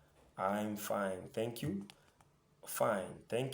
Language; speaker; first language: English; non-native, fluent; French